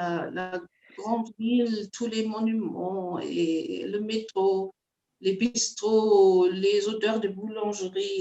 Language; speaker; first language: French; non-native, fluent; German